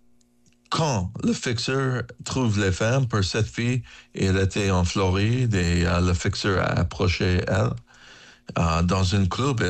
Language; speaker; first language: French; non-native, learner; English